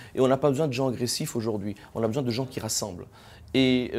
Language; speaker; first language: French; native; French